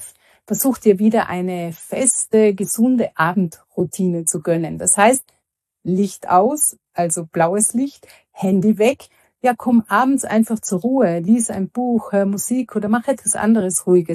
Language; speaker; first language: German; native; German